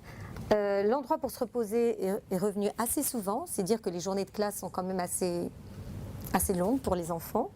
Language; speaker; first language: French; native; French